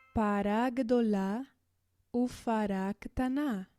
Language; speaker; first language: Hebrew; non-native, learner; English